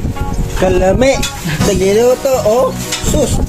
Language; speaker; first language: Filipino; non-native, local second language; Cebuano